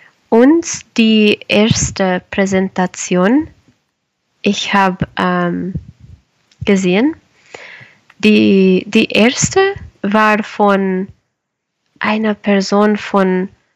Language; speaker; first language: German; non-native, learner; Spanish